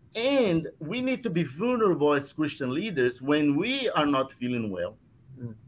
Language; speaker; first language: English; non-native, fluent; Portuguese